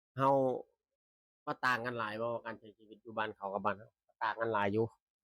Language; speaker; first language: Thai; native; Thai